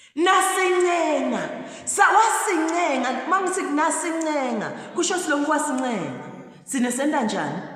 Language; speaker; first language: Zulu; non-native, local second language; Swati